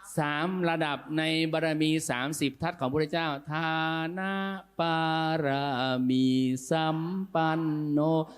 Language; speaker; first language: Thai; native; Thai